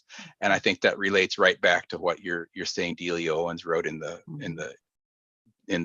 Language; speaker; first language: English; native; English